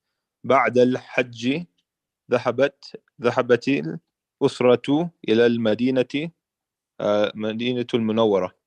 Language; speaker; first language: Arabic; non-native, learner; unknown